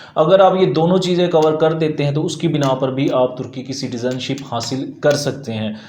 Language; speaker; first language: Urdu; native; Urdu